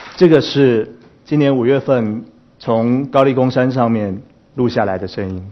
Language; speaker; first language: Chinese; native; Chinese